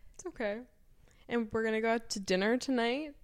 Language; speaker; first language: English; native; English